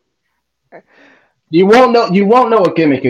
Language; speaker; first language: English; native; English